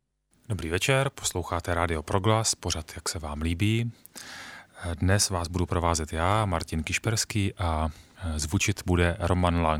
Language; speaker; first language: Czech; native; Czech